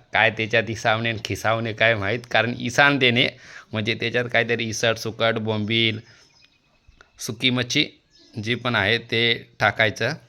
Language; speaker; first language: Marathi; non-native, local second language; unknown